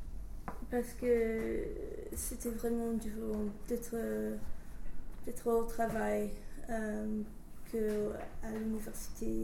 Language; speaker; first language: French; non-native, learner; English